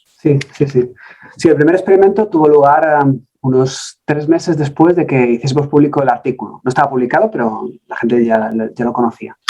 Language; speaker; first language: Spanish; native; Spanish